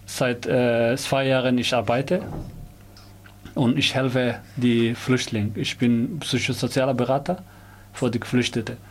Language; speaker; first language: German; non-native, learner; Somali